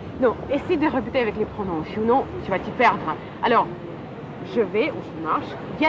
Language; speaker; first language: French; non-native, fluent; Russian